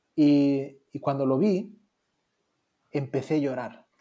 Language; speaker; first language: Spanish; native; Spanish